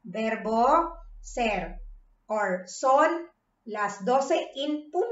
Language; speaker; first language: Spanish; non-native, fluent; Filipino